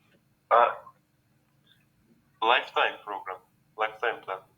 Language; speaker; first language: English; non-native, learner; Turkish